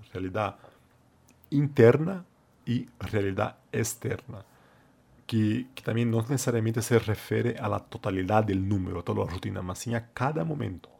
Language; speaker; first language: Spanish; non-native, fluent; Portuguese